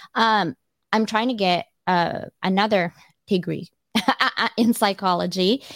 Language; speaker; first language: English; early bilingual, other home language; Cebuano